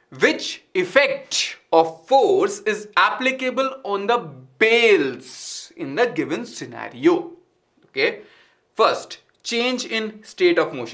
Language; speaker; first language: English; non-native, local second language; Hindi